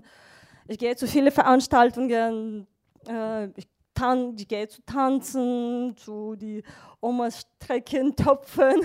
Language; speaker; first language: German; non-native, fluent; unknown